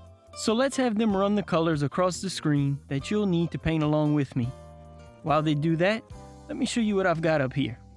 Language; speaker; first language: English; native; English